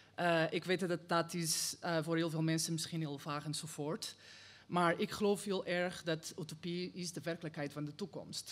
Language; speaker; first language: Dutch; non-native, fluent; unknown